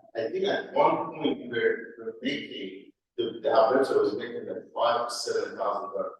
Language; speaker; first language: English; non-native, fluent; Persian